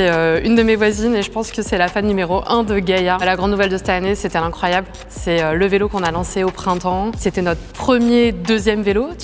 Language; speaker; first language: French; native; French